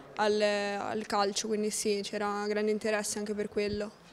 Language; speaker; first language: Italian; native; Italian